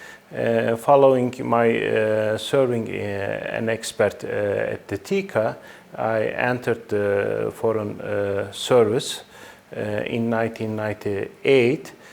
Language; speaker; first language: English; non-native, fluent; Turkish